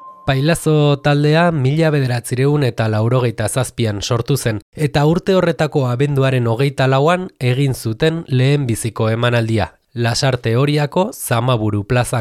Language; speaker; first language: Basque; native; Basque